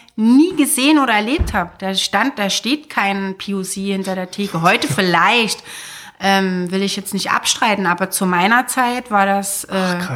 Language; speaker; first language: German; native; German